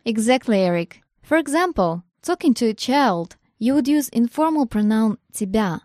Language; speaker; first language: English; non-native, fluent; Russian